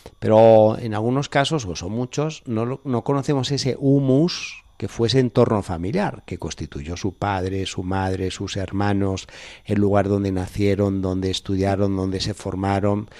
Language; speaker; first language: Spanish; native; Spanish